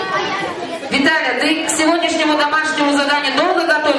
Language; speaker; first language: Russian; native; Russian